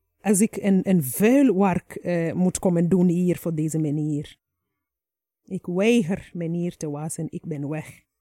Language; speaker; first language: Dutch; non-native, fluent; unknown